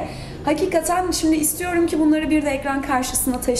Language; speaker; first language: Turkish; native; Turkish